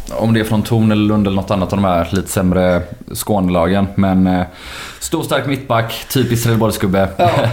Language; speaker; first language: Swedish; native; Swedish